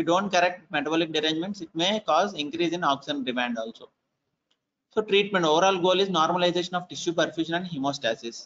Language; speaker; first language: English; non-native, local second language; Telugu